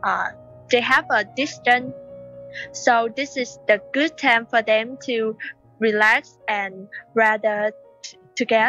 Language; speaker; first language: English; non-native, learner; Vietnamese